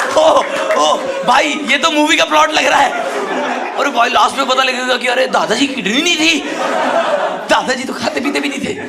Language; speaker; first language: Hindi; native; Hindi